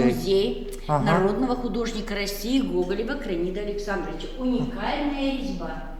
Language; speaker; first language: Russian; native; Russian